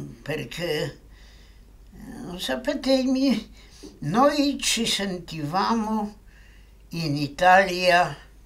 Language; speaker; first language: Italian; non-native, fluent; Polish